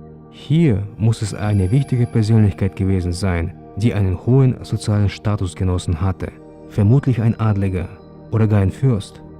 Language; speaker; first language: German; native; German